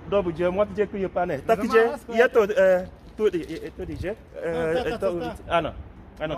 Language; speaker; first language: Czech; non-native, learner; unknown